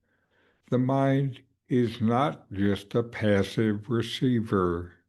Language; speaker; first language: English; native; English